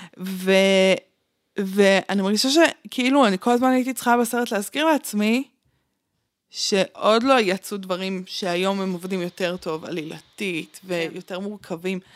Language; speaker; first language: Hebrew; early bilingual, other home language; Russian